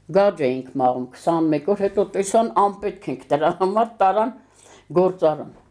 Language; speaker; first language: Armenian; native; Armenian